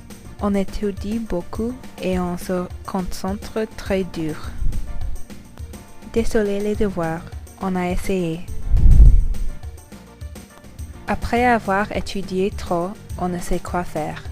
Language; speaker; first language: French; non-native, learner; English